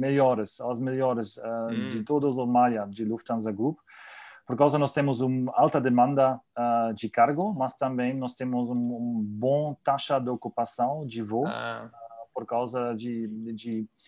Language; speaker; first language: Portuguese; non-native, learner; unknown